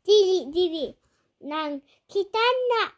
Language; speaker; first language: Cebuano; early bilingual, heritage; English